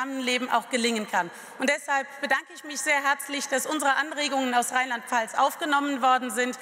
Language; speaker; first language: German; native; German